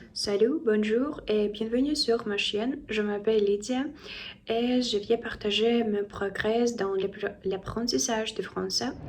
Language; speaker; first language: French; non-native, learner; Russian